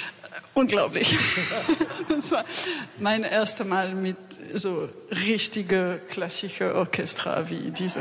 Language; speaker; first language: German; non-native, fluent; French